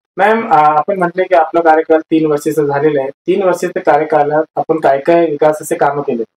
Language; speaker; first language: Marathi; non-native, local second language; Urdu